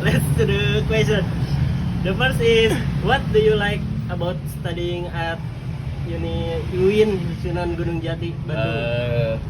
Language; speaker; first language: English; non-native, learner; Indonesian